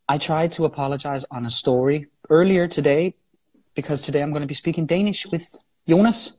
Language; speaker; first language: English; non-native, fluent; Danish